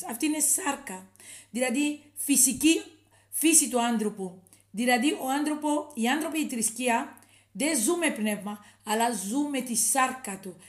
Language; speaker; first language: Greek; non-native, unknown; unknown